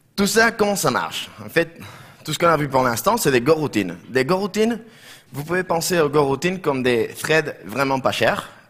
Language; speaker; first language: French; non-native, fluent; Spanish